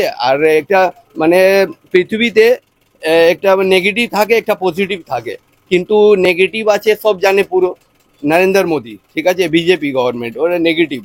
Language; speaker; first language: Bangla; non-native, local second language; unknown